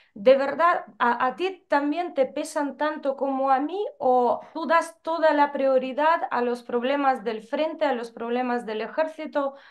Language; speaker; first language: Spanish; non-native, fluent; Ukrainian